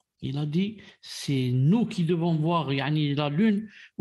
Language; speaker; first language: French; non-native, local second language; Arabic